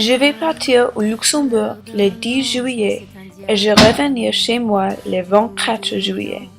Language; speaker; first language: French; non-native, learner; English